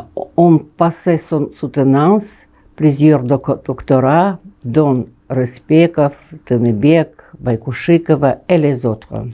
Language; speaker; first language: French; non-native, fluent; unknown